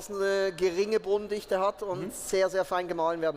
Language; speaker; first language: German; native; German